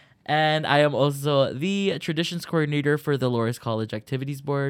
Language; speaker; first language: English; early bilingual, other home language; Spanish